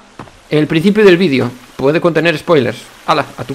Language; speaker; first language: Spanish; native; Spanish